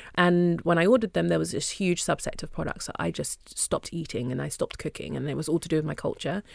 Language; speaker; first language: English; early bilingual, other home language; Yoruba